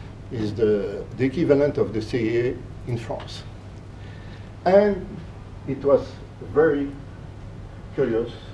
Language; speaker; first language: English; non-native, fluent; French